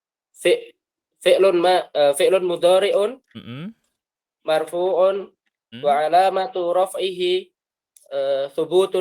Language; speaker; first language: Arabic; non-native, learner; Indonesian